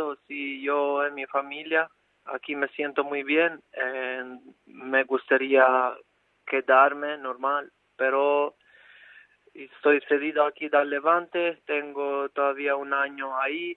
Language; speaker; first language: Spanish; non-native, fluent; Albanian